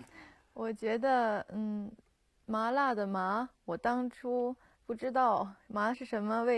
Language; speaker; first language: Chinese; non-native, learner; Japanese